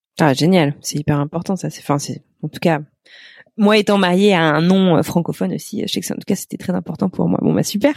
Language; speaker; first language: French; native; French